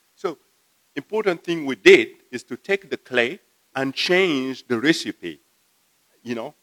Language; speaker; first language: English; non-native, fluent; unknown